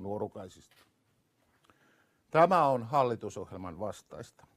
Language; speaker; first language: Finnish; native; Finnish